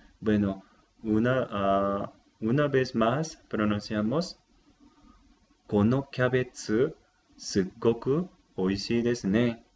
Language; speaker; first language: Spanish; non-native, fluent; Japanese